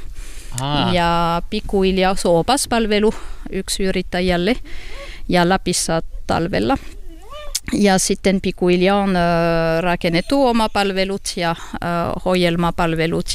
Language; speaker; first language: Finnish; non-native, learner; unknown